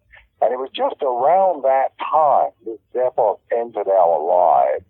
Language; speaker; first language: English; native; English